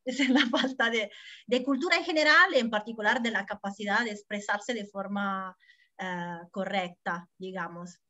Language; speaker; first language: Spanish; non-native, fluent; Italian